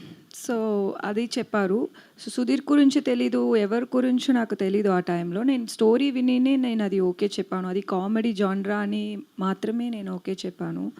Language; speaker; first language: Telugu; non-native, learner; Tamil